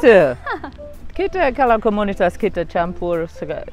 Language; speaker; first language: Indonesian; non-native, fluent; English